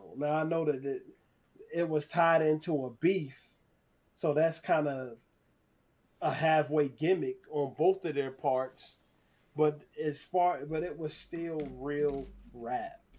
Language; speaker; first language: English; native; English